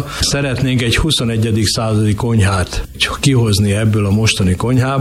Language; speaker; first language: Hungarian; native; Hungarian